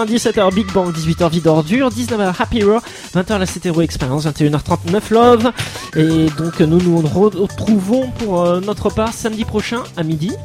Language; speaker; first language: French; native; French